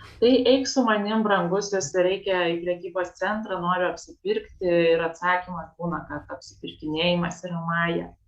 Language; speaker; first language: Lithuanian; native; Lithuanian